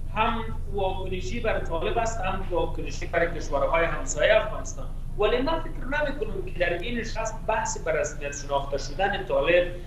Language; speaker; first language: Persian; native; Persian